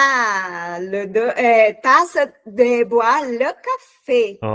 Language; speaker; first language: French; non-native, learner; Portuguese